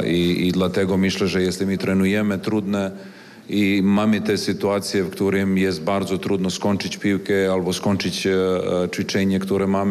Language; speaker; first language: Polish; non-native, learner; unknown